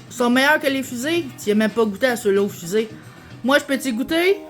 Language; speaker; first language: French; native; French